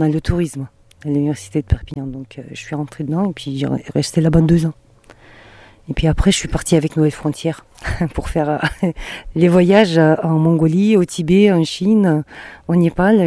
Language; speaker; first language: French; non-native, fluent; Mongolian